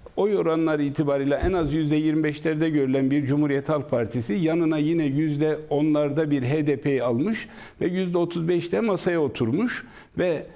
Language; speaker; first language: Turkish; native; Turkish